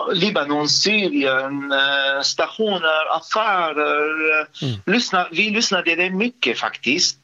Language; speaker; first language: Swedish; non-native, fluent; Arabic